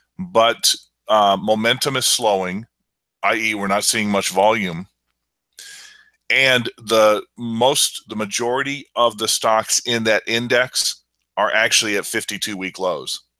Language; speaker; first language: English; native; English